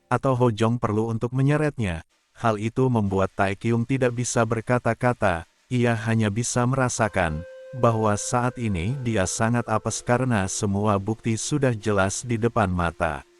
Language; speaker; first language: Indonesian; native; Indonesian